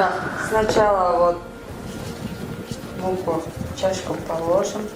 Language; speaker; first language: Russian; non-native, local second language; Kyrgyz